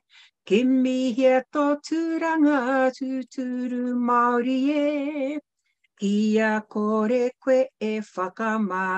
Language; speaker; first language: Māori; non-native, local second language; English